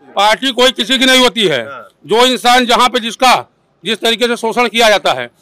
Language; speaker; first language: Hindi; native; Hindi